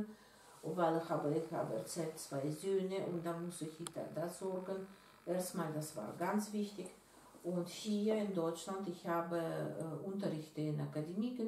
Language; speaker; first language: German; non-native, learner; Russian